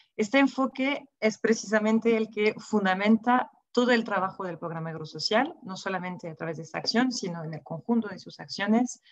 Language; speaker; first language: Spanish; non-native, fluent; French